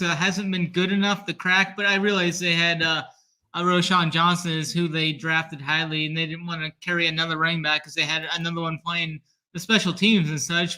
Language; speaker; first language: English; native; English